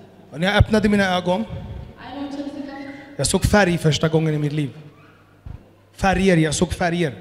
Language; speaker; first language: Swedish; early bilingual, other home language; Amharic